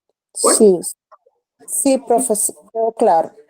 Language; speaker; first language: Portuguese; non-native, fluent; Spanish